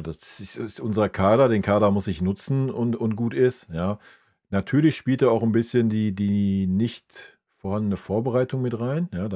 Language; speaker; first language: German; native; German